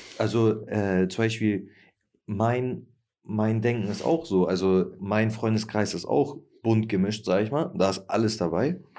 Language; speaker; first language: German; early bilingual, other home language; Turkish